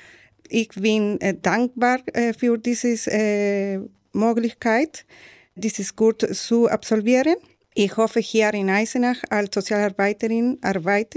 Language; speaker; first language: German; non-native, learner; Spanish